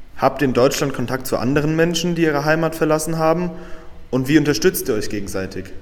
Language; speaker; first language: German; native; German